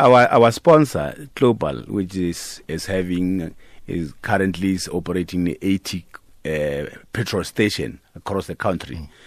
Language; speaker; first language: English; non-native, local second language; Northern Sotho